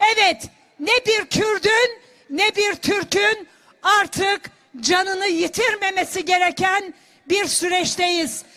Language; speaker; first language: Turkish; non-native, local second language; Kurdish